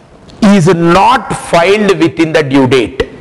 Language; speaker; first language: English; non-native, local second language; Hindi